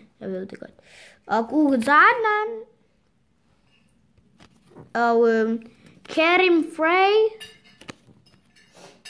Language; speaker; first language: Danish; early bilingual, other home language; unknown